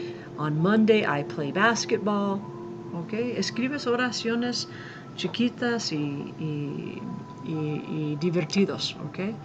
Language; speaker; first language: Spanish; non-native, fluent; English